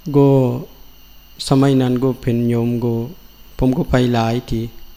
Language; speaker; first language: Thai; non-native, learner; Sinhala